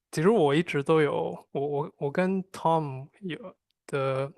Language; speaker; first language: Chinese; non-native, fluent; English